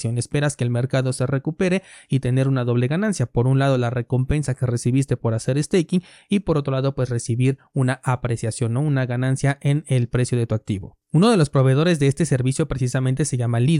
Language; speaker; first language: Spanish; native; Spanish